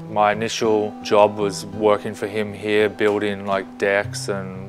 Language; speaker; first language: English; native; English